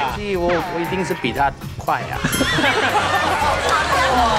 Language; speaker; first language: Chinese; non-native, learner; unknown